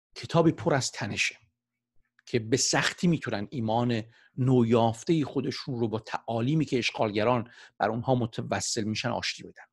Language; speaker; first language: Persian; native; Persian